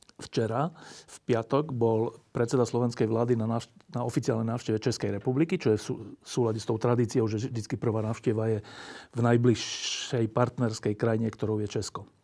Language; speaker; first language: Slovak; native; Slovak